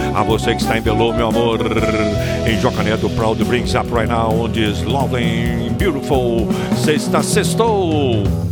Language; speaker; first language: Portuguese; native; Portuguese